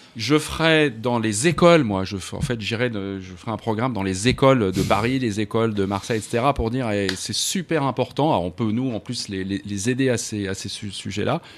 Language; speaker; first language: French; native; French